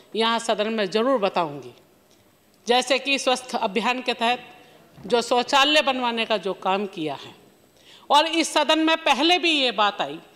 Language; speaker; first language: Hindi; native; Hindi